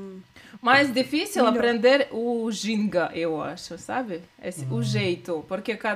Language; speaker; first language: Portuguese; non-native, learner; Russian